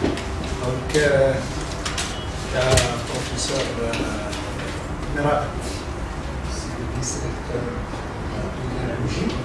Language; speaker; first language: French; non-native, local second language; Arabic